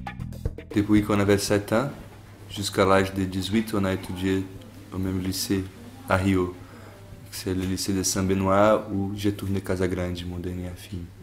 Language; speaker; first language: French; non-native, fluent; Portuguese